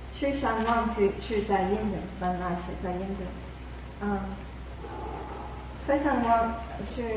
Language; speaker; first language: Chinese; non-native, fluent; English